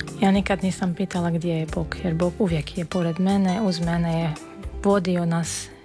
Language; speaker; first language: Serbian; non-native, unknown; Armenian